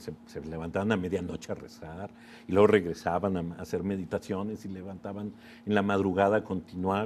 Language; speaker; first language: Spanish; native; Spanish